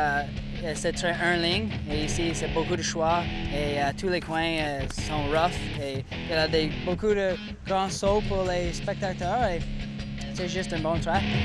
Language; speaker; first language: French; non-native, learner; English